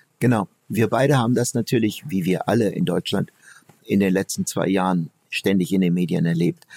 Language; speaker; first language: German; early bilingual, other home language; Turkish